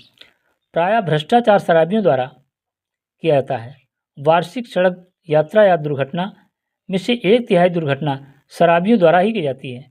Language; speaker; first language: Hindi; native; Hindi